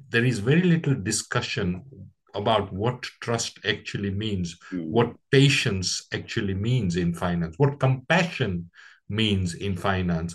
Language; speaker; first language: English; non-native, local second language; Gujarati